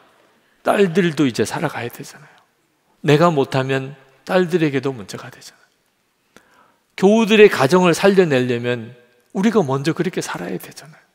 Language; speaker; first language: Korean; native; Korean